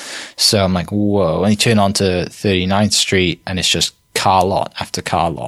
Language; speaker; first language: English; native; English